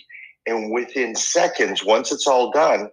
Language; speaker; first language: English; early bilingual, other home language; Spanish